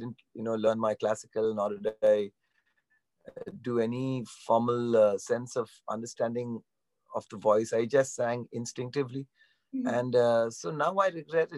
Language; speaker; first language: English; non-native, local second language; Bangla